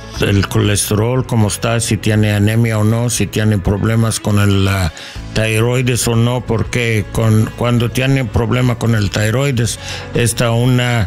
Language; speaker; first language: Spanish; non-native, learner; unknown